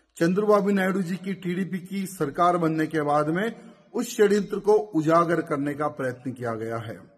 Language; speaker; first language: Hindi; native; Hindi